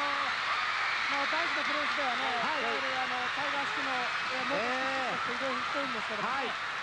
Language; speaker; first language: Japanese; native; Japanese